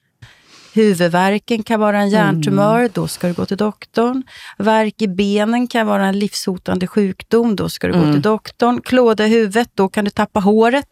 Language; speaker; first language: Swedish; native; Swedish